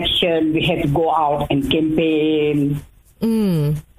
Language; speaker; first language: English; non-native, local second language; Tamil